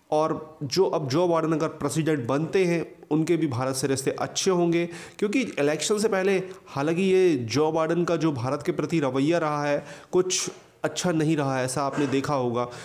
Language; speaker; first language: Hindi; native; Hindi